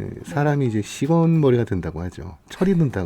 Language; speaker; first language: Korean; native; Korean